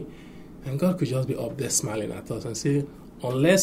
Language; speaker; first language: English; non-native, local second language; Igbo